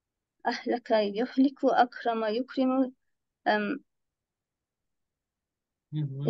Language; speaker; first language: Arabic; non-native, learner; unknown